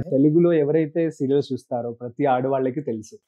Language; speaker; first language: Telugu; native; Telugu